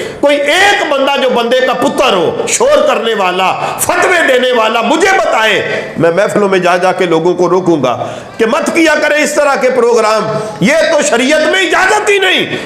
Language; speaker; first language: Urdu; non-native, local second language; Punjabi